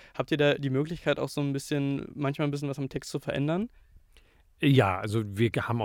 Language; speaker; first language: German; native; German